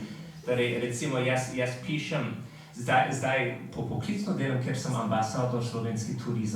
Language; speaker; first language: Slovenian; non-native, fluent; English